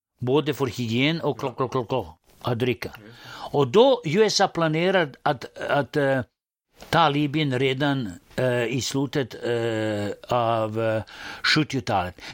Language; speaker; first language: Swedish; non-native, fluent; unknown